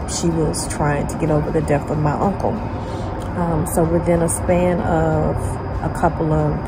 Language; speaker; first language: English; native; English